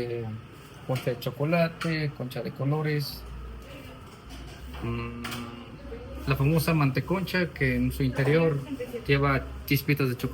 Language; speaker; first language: Spanish; native; Spanish